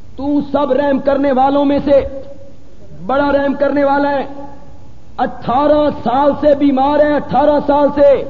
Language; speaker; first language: Urdu; non-native, local second language; Punjabi